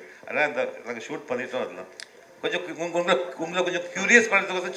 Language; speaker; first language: Tamil; early bilingual, other home language; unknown